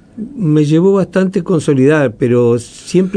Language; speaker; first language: Spanish; native; Spanish